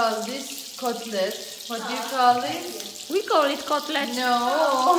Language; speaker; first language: English; non-native, fluent; Polish